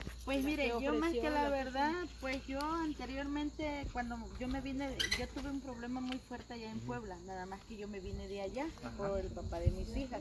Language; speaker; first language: Spanish; native; Spanish